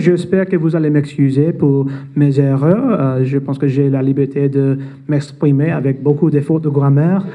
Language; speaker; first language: French; non-native, fluent; English